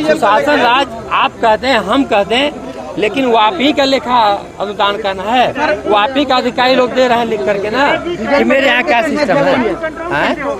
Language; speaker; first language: Hindi; native; Hindi